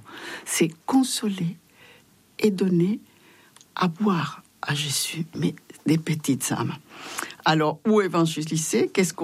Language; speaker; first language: French; non-native, fluent; Spanish